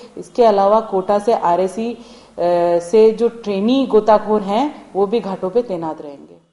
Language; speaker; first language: Hindi; native; Hindi